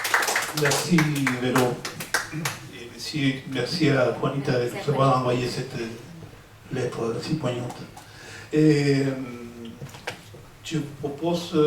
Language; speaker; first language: French; non-native, fluent; Spanish